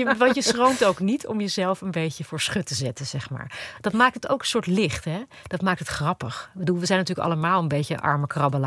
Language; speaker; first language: Dutch; native; Dutch